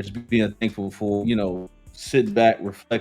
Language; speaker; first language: English; native; English